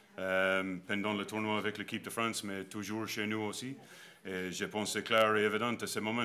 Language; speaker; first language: French; non-native, learner; English